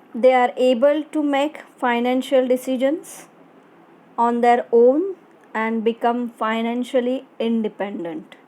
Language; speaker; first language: English; non-native, local second language; Marathi